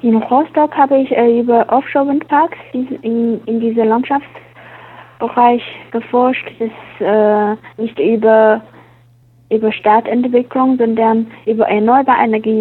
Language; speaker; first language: German; non-native, learner; Chinese